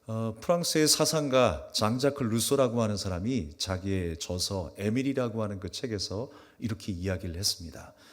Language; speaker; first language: Korean; native; Korean